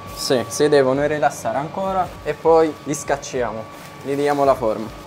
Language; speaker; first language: Italian; non-native, fluent; Arabic